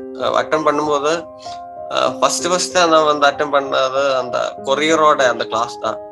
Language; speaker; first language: Tamil; non-native, learner; Malayalam